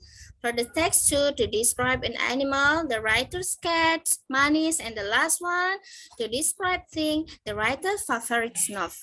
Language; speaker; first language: English; non-native, fluent; Indonesian